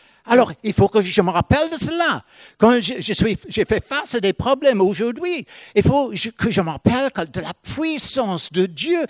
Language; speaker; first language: French; non-native, fluent; English